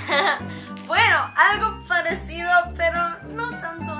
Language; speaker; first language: Spanish; early bilingual, heritage; Spanish